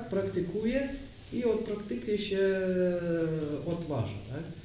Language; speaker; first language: Polish; non-native, learner; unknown